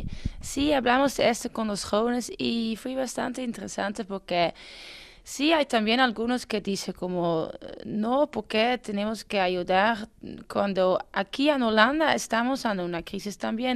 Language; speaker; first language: Spanish; non-native, learner; Dutch